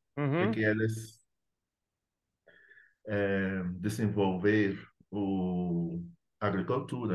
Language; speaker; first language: Portuguese; non-native, fluent; English